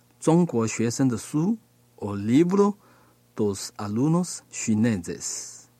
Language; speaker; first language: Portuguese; non-native, learner; Chinese